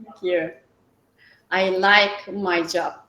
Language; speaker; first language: English; non-native, learner; Turkish